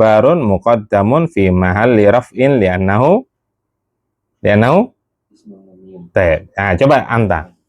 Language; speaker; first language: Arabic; non-native, fluent; Indonesian